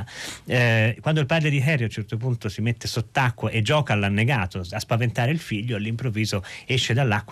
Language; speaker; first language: Italian; native; Italian